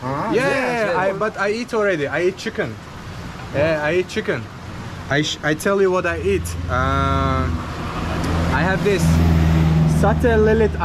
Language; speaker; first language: English; non-native, fluent; Azerbaijani